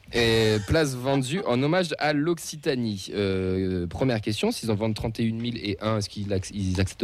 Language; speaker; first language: French; native; French